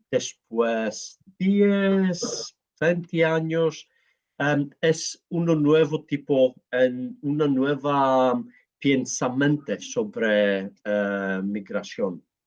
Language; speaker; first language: Spanish; non-native, learner; Greek